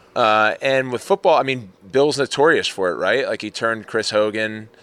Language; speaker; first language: English; native; English